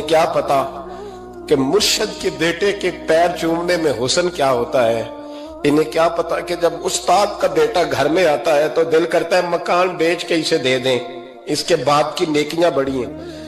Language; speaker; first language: Urdu; native; Urdu